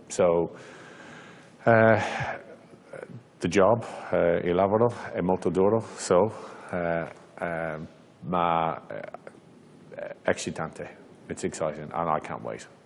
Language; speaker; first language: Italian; non-native, learner; English